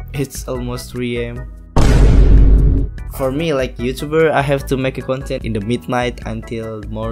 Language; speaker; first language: English; non-native, learner; Indonesian